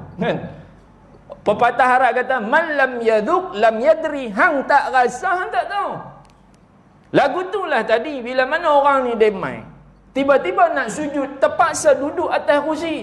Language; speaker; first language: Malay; native; Malay